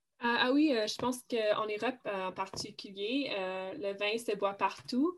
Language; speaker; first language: French; non-native, fluent; English